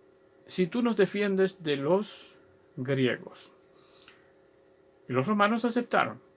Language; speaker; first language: Spanish; native; Spanish